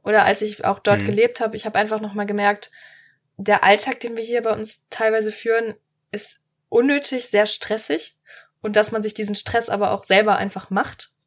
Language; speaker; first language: German; native; German